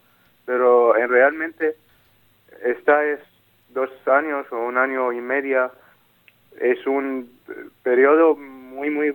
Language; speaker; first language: Spanish; non-native, learner; Arabic